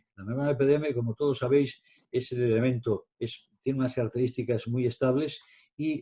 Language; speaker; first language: Spanish; native; Spanish